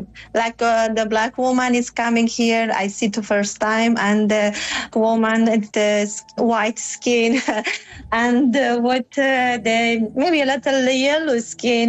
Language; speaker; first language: English; non-native, learner; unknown